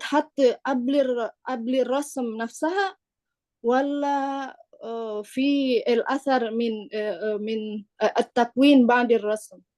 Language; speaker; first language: Arabic; non-native, learner; Indonesian